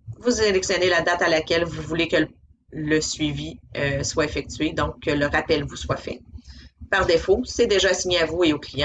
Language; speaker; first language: French; native; French